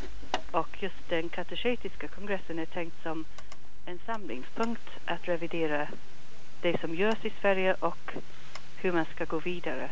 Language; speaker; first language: Swedish; non-native, fluent; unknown